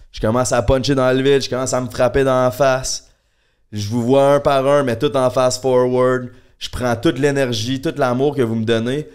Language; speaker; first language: French; native; French